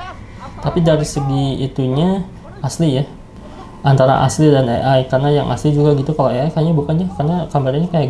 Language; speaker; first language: Indonesian; native; Indonesian